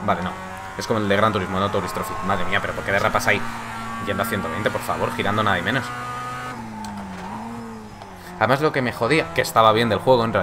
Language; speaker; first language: Spanish; native; Spanish